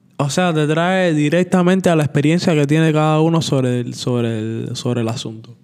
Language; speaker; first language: Spanish; native; Spanish